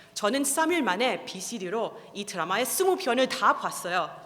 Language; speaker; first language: Korean; non-native, fluent; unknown